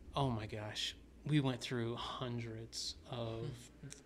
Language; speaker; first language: English; native; English